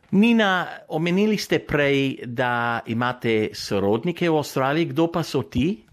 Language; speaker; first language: Slovenian; early bilingual, heritage; Slovenian